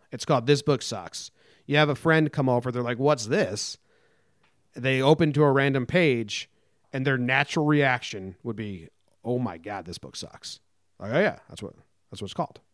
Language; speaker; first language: English; native; English